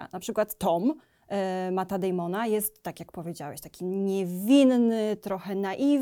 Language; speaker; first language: Polish; native; Polish